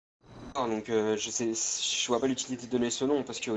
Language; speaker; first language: French; native; French